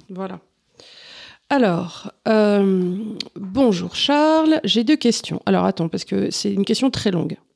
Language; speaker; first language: French; native; French